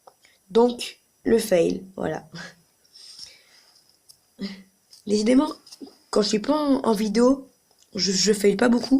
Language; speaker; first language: French; native; French